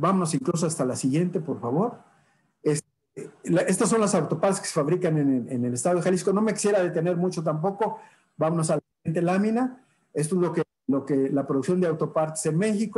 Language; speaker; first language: Spanish; native; Spanish